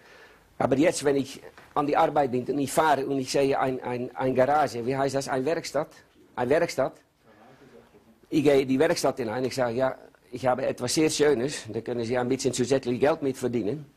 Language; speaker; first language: German; non-native, learner; Dutch